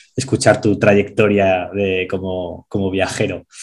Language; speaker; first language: Spanish; native; Spanish